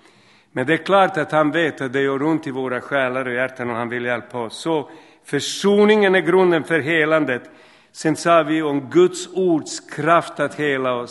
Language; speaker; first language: Swedish; non-native, fluent; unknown